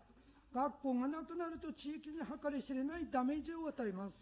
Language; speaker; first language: Japanese; native; Japanese